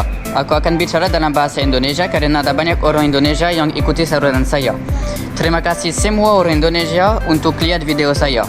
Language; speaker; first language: Indonesian; non-native, learner; French